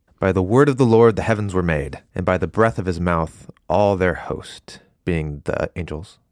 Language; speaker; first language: English; native; English